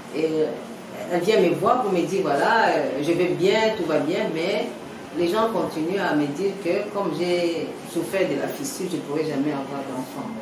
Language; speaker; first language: French; non-native, local second language; Lingala